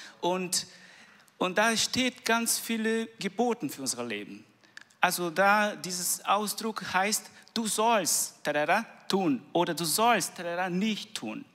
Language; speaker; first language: German; non-native, learner; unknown